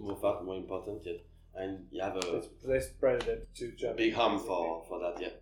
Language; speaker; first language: English; non-native, learner; French